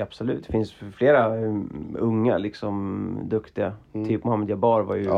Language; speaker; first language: Swedish; native; Swedish